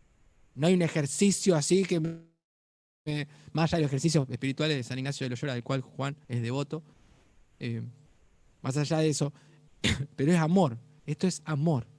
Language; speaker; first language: Spanish; native; Spanish